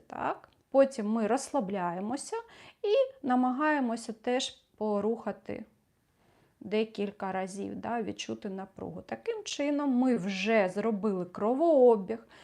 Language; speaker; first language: Ukrainian; non-native, local second language; Russian